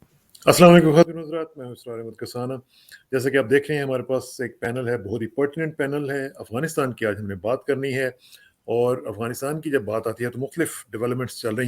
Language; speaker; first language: Hindi; non-native, local second language; Punjabi